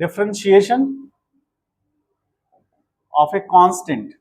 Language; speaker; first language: Hindi; native; Hindi